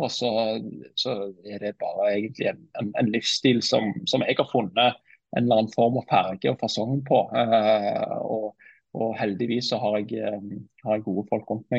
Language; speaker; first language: Norwegian; native; Norwegian